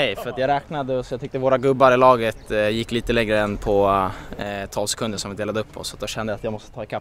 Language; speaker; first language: Swedish; native; Swedish